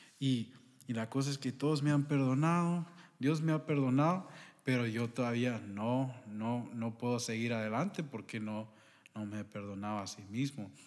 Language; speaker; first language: Spanish; early bilingual, heritage; Spanish